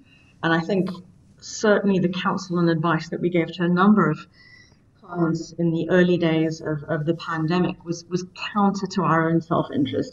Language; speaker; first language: English; native; English